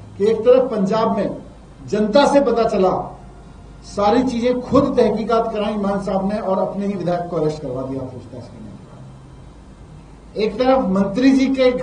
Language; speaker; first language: Hindi; native; Hindi